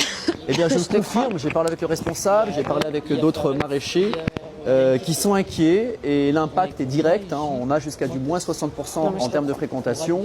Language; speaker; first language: French; native; French